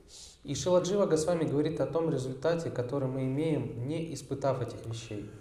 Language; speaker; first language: Russian; native; Russian